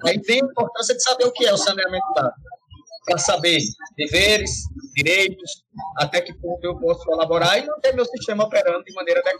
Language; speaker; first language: Portuguese; native; Portuguese